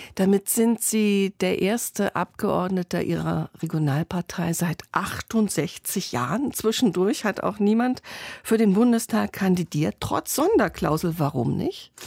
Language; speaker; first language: German; native; German